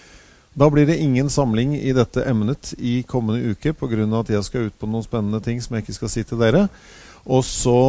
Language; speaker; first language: Norwegian; native; Norwegian